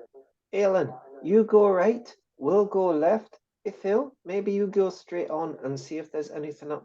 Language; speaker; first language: English; native; English